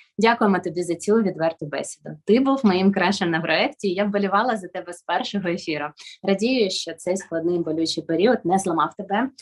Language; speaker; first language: Ukrainian; native; Ukrainian